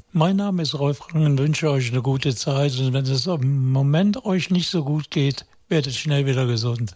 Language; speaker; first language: German; native; German